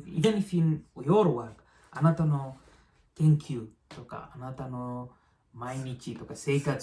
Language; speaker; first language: Japanese; non-native, learner; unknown